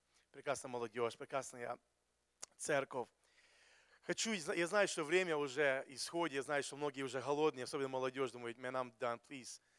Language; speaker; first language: Russian; non-native, fluent; Ukrainian